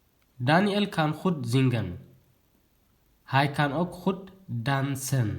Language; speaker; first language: Dutch; non-native, learner; Tigrinya